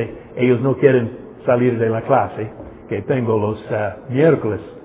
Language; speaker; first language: Spanish; non-native, fluent; English